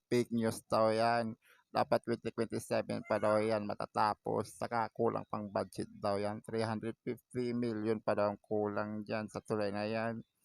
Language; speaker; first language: Filipino; non-native, local second language; Waray